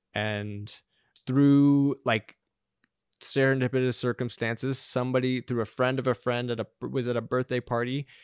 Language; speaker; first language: English; native; English